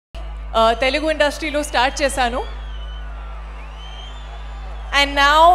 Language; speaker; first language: Telugu; non-native, learner; Hindi